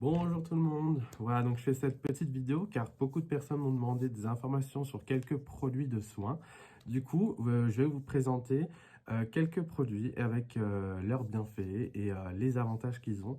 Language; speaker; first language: French; native; French